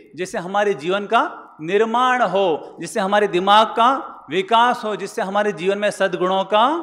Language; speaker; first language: Hindi; native; Hindi